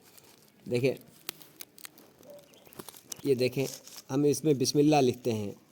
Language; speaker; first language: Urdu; non-native, local second language; Shina